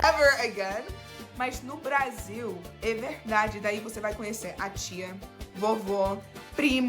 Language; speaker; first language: Portuguese; non-native, fluent; English